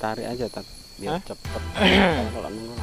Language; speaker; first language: Indonesian; native; Indonesian